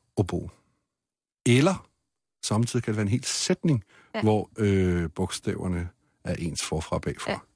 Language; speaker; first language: Danish; native; Danish